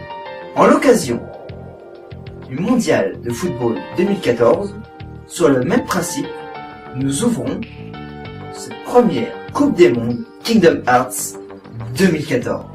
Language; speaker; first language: French; native; French